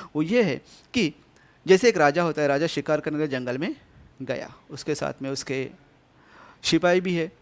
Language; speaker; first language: Hindi; non-native, local second language; Marathi